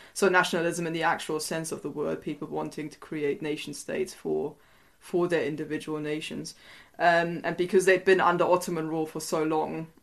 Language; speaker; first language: English; non-native, fluent; German